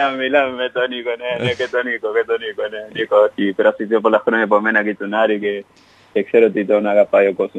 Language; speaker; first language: Greek; non-native, fluent; Spanish